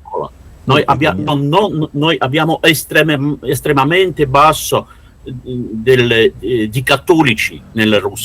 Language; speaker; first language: Italian; non-native, learner; Russian